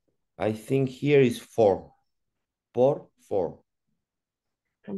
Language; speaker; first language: English; non-native, learner; Spanish